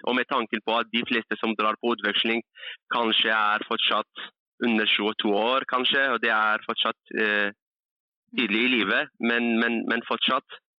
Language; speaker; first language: Norwegian; early bilingual, other home language; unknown